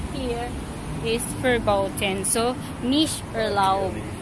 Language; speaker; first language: German; non-native, learner; Filipino